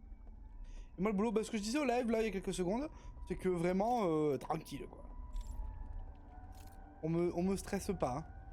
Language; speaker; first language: French; native; French